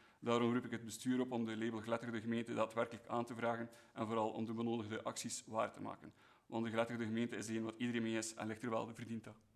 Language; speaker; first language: Dutch; native; Dutch